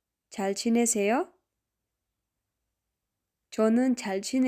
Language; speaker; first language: Korean; non-native, fluent; Kyrgyz